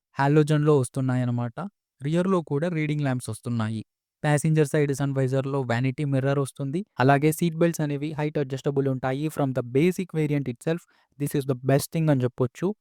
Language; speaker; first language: Telugu; native; Telugu